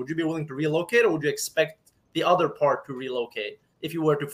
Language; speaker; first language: English; non-native, fluent; Norwegian